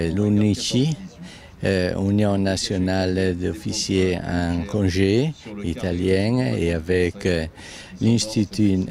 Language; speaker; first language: French; non-native, local second language; Italian